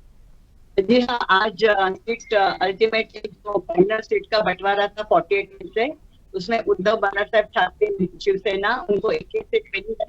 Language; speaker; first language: Hindi; non-native, local second language; Marathi